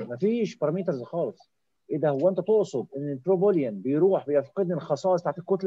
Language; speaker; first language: Arabic; native; Arabic